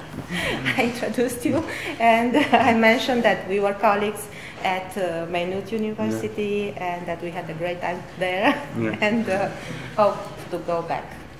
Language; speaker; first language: English; non-native, fluent; Romanian